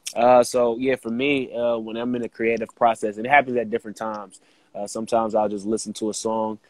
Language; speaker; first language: English; native; English